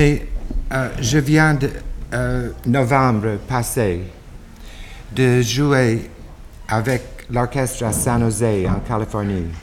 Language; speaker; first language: French; non-native, fluent; English